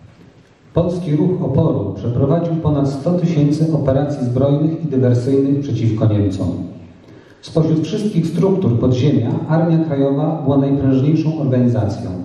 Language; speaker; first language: Polish; native; Polish